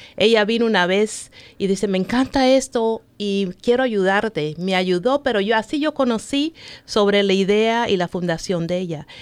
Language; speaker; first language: Spanish; native; Spanish